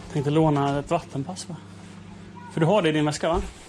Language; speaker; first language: Swedish; native; Swedish